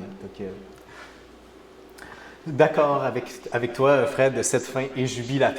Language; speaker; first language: French; native; French